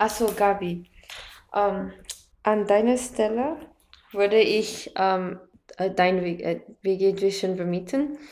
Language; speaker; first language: German; non-native, learner; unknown